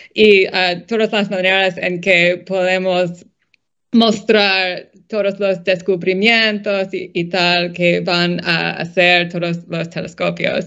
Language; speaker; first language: Spanish; non-native, fluent; English